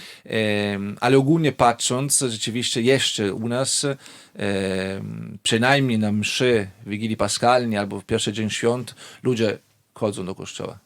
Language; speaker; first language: Polish; non-native, fluent; Italian